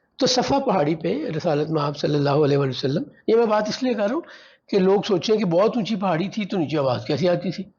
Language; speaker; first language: Urdu; non-native, local second language; Punjabi